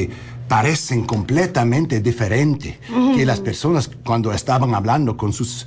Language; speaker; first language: Spanish; non-native, learner; English